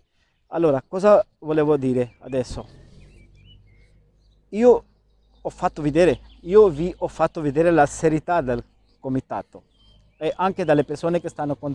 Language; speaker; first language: Italian; non-native, learner; Urdu